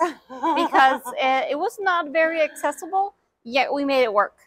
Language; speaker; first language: English; native; English